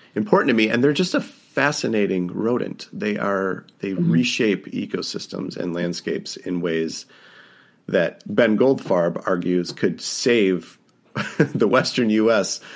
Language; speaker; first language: English; native; English